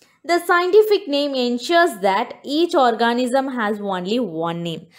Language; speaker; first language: English; non-native, local second language; Tamil